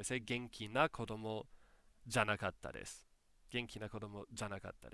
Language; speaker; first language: Japanese; non-native, fluent; English